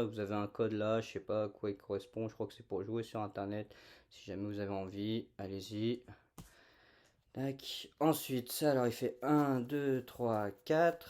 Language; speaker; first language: French; native; French